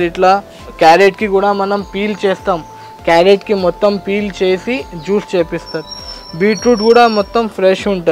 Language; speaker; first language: Telugu; non-native, local second language; Urdu